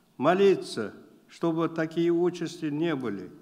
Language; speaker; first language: Russian; non-native, local second language; Uzbek